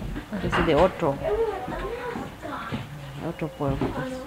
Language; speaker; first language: Spanish; non-native, local second language; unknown